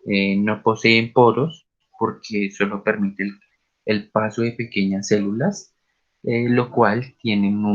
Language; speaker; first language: Spanish; native; Spanish